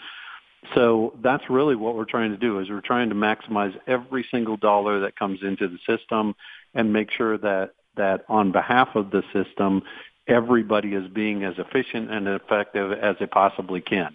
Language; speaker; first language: English; native; English